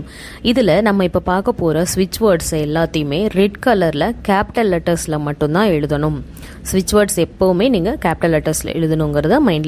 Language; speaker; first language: Tamil; native; Tamil